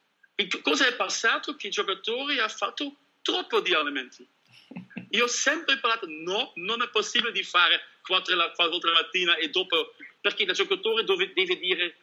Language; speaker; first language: Italian; non-native, learner; Dutch